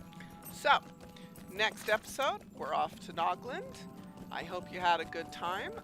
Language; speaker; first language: English; native; English